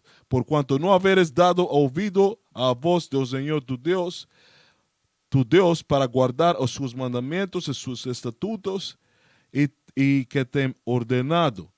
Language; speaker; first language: Portuguese; non-native, learner; Spanish